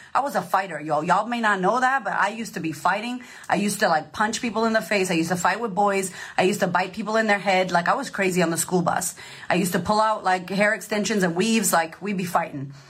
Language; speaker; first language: English; native; English